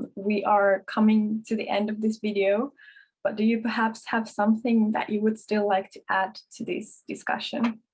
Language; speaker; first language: English; non-native, fluent; Finnish